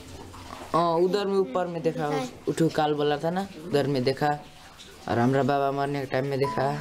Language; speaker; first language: Hindi; non-native, local second language; Nepali